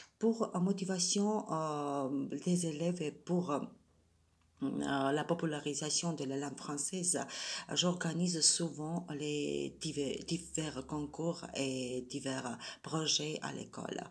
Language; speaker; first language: French; non-native, fluent; Georgian